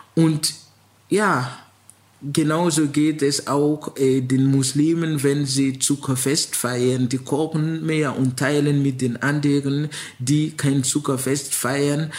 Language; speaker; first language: German; non-native, fluent; Mossi